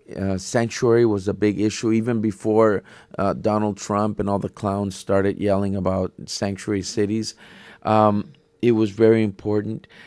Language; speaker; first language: English; native; English